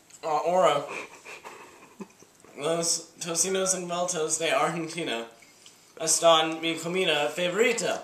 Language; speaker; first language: Spanish; non-native, learner; English